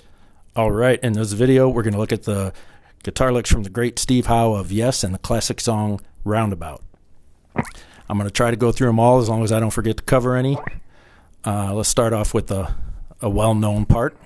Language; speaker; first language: English; native; English